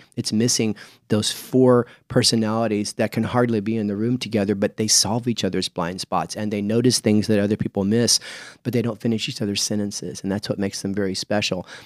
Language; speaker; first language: English; native; English